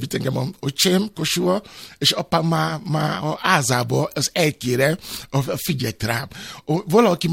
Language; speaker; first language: Hungarian; non-native, learner; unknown